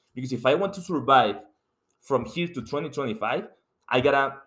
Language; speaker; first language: English; non-native, fluent; Spanish